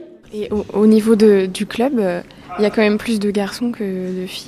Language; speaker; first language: French; native; French